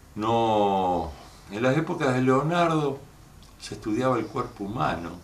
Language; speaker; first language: Spanish; native; Spanish